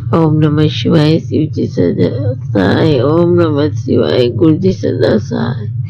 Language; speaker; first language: Hindi; early bilingual, heritage; Hindi